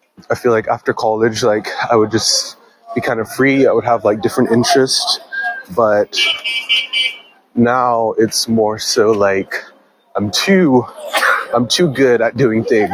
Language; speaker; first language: English; native; English